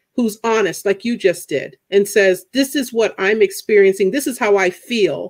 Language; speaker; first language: English; native; English